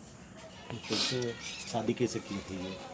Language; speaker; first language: Hindi; native; Hindi